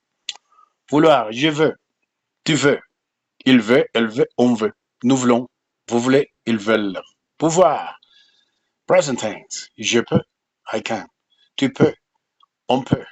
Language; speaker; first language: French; non-native, fluent; Spanish